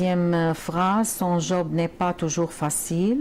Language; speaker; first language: French; non-native, fluent; Arabic